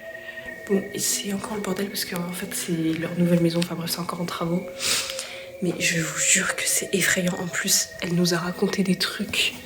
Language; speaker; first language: French; native; French